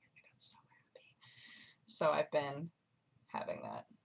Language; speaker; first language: English; native; English